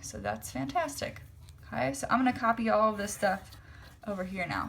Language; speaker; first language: English; native; English